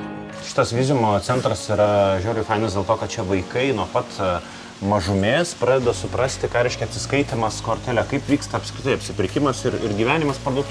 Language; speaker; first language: Lithuanian; native; Lithuanian